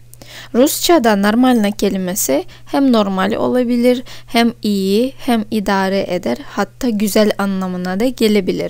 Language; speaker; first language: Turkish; non-native, fluent; Russian